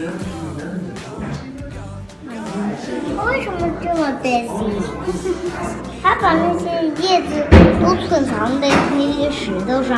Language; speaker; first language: Chinese; early bilingual, heritage; Chinese